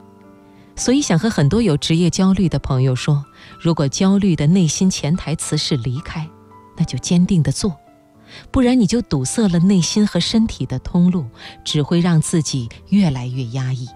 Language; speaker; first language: Chinese; native; Chinese